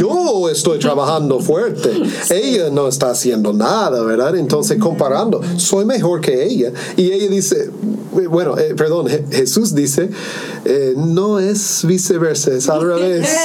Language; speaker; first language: Spanish; non-native, fluent; English